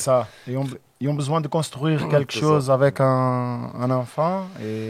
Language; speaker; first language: French; non-native, learner; Portuguese